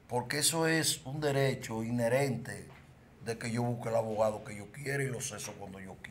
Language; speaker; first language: Spanish; native; Spanish